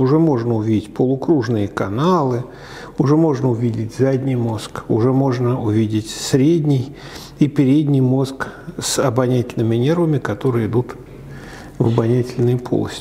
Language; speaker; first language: Russian; native; Russian